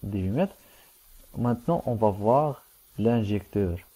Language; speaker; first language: French; non-native, local second language; Arabic